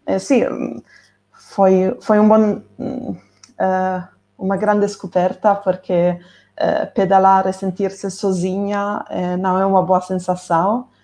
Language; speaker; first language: Portuguese; non-native, fluent; Italian